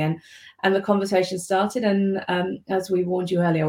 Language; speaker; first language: English; native; English